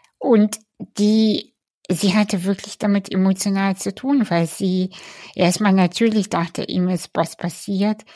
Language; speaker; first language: German; early bilingual, other home language; Russian